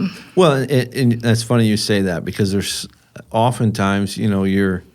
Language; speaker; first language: English; native; English